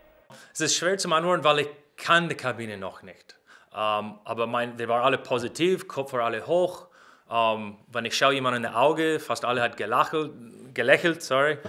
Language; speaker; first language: German; non-native, learner; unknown